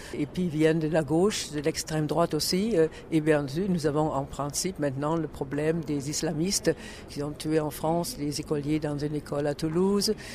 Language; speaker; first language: French; non-native, fluent; German